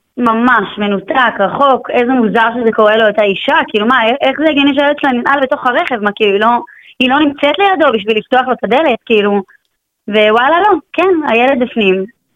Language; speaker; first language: Hebrew; native; Hebrew